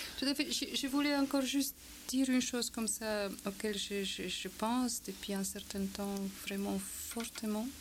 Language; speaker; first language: French; non-native, fluent; Polish